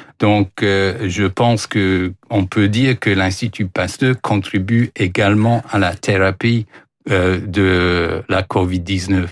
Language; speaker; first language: French; non-native, fluent; English